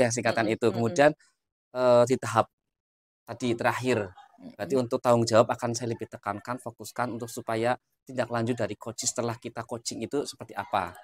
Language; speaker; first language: Indonesian; native; Indonesian